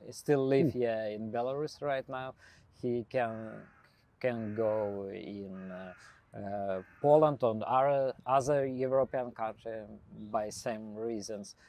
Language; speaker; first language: English; non-native, learner; Belarusian